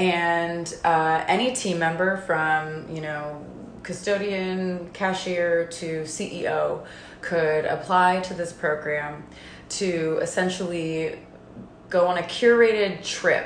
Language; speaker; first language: English; native; English